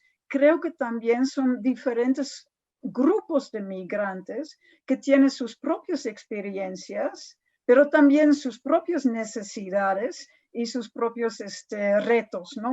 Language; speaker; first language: Spanish; non-native, fluent; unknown